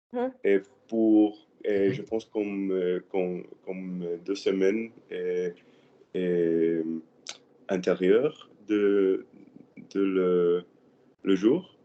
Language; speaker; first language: French; non-native, learner; Spanish